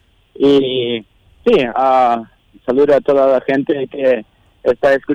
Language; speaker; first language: Spanish; non-native, local second language; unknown